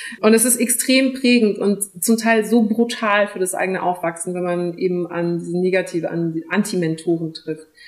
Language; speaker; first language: German; early bilingual, other home language; French